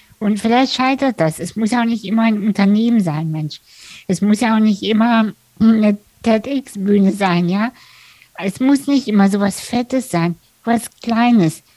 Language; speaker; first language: German; early bilingual, other home language; Russian